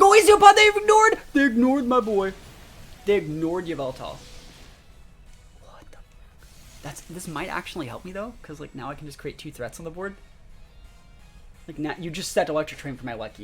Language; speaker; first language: English; native; English